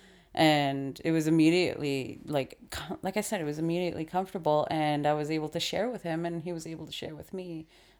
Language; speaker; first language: English; native; English